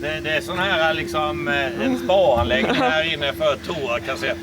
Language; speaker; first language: Swedish; native; Swedish